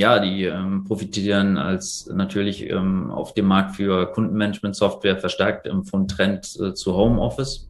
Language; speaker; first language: German; native; German